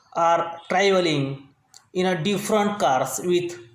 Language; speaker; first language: English; non-native, local second language; Marathi